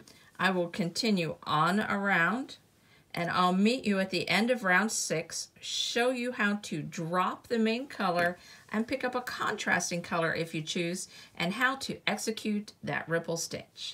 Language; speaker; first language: English; native; English